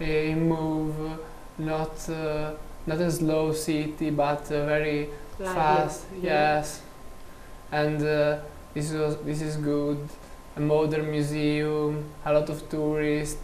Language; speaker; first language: English; non-native, learner; Italian